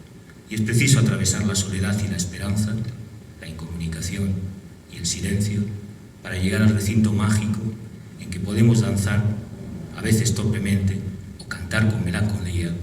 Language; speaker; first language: Spanish; native; Spanish